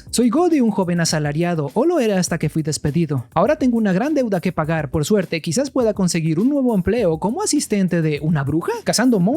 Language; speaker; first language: Spanish; native; Spanish